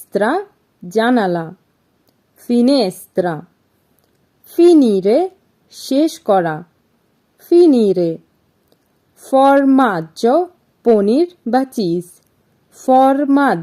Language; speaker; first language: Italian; non-native, fluent; Bangla